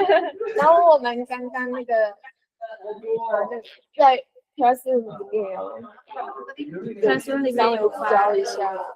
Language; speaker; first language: Chinese; non-native, fluent; Spanish